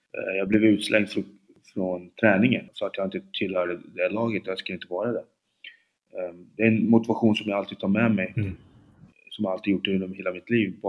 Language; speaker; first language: Swedish; early bilingual, other home language; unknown